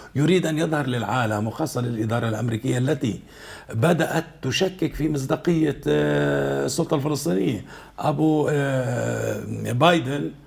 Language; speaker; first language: Arabic; native; Arabic